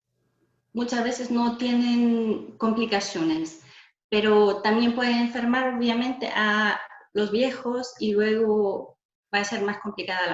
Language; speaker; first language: Spanish; non-native, fluent; German